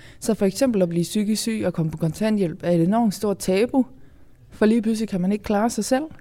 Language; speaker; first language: Danish; native; Danish